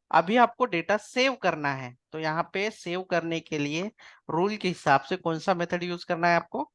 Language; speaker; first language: Hindi; non-native, local second language; Marathi